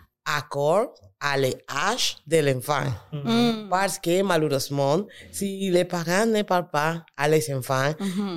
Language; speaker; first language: French; non-native, learner; Spanish